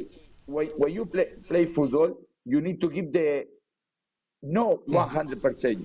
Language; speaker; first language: English; non-native, learner; Spanish